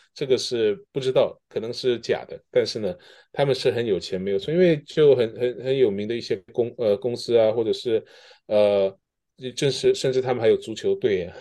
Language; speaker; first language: Chinese; early bilingual, heritage; Chinese